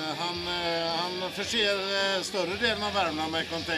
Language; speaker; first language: Swedish; native; Swedish